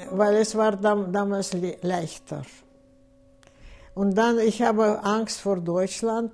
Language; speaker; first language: German; non-native, fluent; Russian